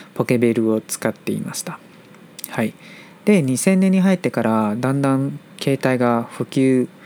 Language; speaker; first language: Japanese; non-native, fluent; Chinese